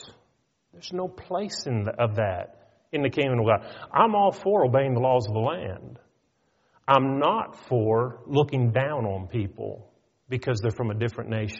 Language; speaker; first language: English; native; English